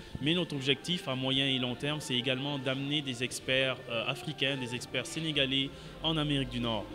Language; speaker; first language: French; non-native, local second language; Wolof